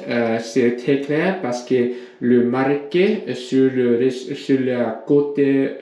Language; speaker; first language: French; non-native, learner; English